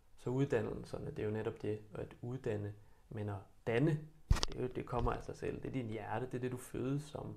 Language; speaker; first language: Danish; early bilingual, other home language; Bosnian